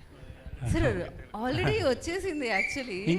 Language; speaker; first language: Telugu; native; Telugu